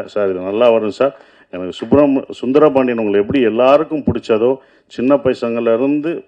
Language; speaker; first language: Tamil; native; Tamil